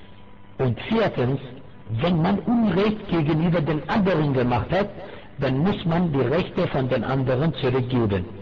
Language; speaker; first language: German; non-native, fluent; Arabic